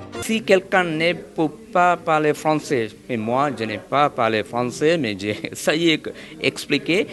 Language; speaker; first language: French; non-native, learner; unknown